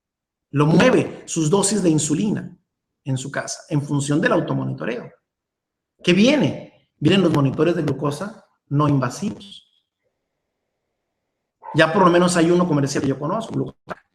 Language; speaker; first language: Spanish; native; Spanish